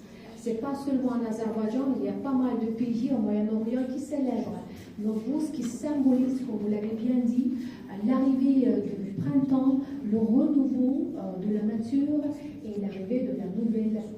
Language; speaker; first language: French; non-native, fluent; Azerbaijani